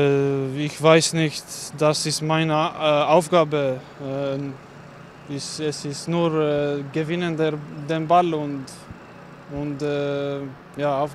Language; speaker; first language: German; non-native, learner; Bosnian